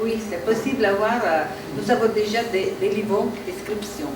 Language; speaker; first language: French; non-native, learner; Italian